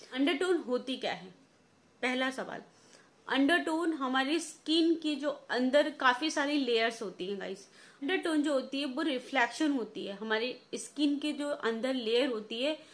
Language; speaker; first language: Hindi; native; Hindi